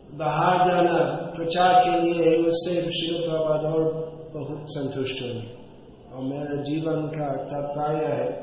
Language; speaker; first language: Hindi; non-native, fluent; English